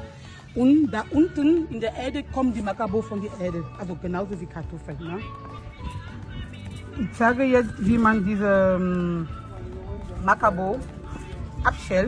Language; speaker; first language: German; non-native, fluent; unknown